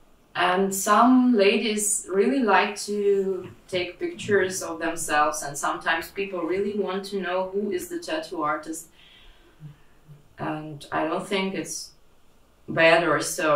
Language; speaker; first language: English; non-native, fluent; Russian